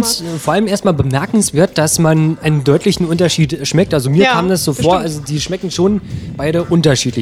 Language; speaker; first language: German; native; German